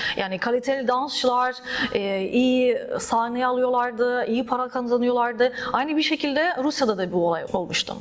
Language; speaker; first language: Turkish; early bilingual, other home language; Russian